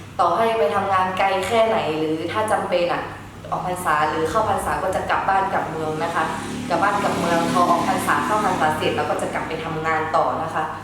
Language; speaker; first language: Thai; early bilingual, other home language; Shan